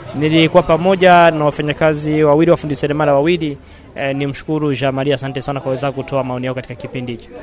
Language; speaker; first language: Swahili; non-native, local second language; Rundi